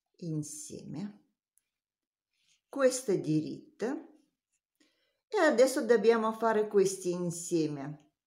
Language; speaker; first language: Italian; non-native, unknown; Russian